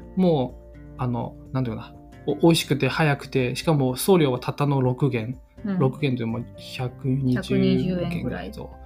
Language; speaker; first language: Japanese; non-native, fluent; Chinese